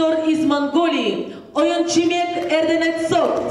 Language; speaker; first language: Russian; native; Russian